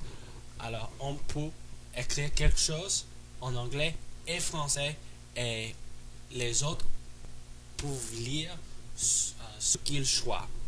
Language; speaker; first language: French; non-native, learner; English